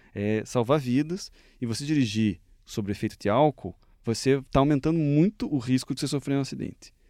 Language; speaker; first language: Portuguese; native; Portuguese